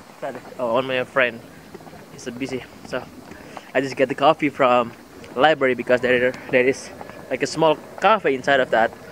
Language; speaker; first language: English; non-native, learner; Indonesian